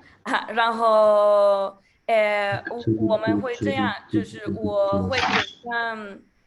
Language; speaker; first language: Chinese; non-native, learner; Spanish